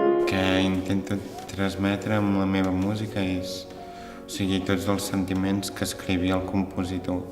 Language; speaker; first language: Catalan; early bilingual, other home language; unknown